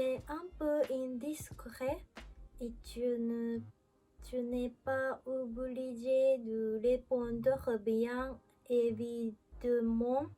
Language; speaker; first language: French; non-native, learner; Japanese